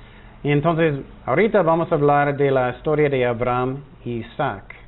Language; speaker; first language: Spanish; non-native, fluent; English